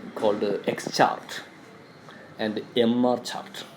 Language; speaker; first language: English; non-native, local second language; Malayalam